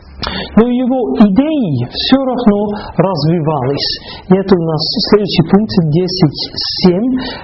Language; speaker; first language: Russian; non-native, fluent; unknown